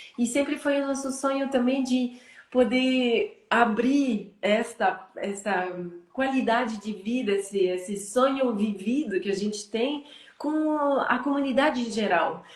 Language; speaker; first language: Portuguese; non-native, fluent; French